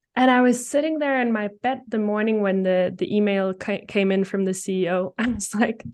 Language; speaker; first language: English; non-native, fluent; Danish